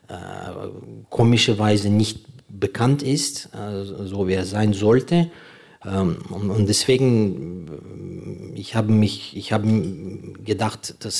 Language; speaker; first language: German; non-native, fluent; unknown